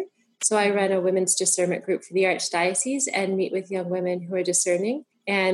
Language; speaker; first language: English; native; English